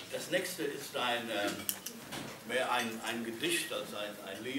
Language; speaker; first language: German; non-native, fluent; English